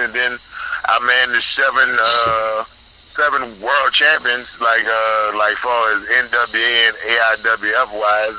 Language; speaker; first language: English; native; English